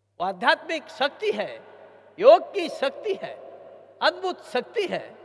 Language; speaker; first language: Hindi; non-native, local second language; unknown